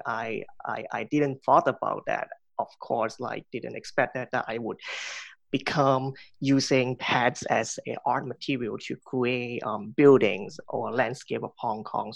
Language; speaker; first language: English; non-native, local second language; Cantonese